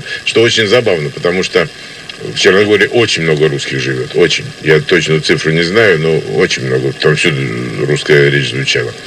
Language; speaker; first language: Russian; native; Russian